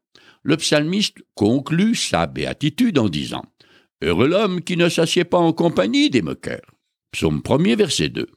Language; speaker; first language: French; native; French